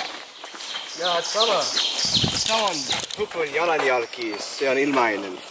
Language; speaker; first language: Finnish; non-native, learner; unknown